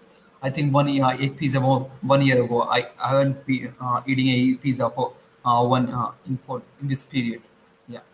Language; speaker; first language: English; non-native, learner; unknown